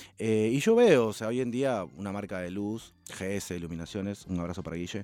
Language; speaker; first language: Spanish; native; Spanish